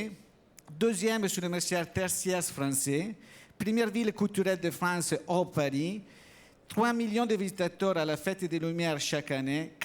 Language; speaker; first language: French; non-native, learner; Italian